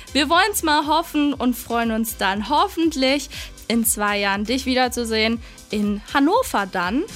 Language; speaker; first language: German; native; German